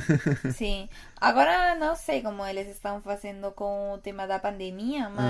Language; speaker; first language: Portuguese; non-native, fluent; Spanish